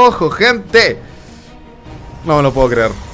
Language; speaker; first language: Spanish; native; Spanish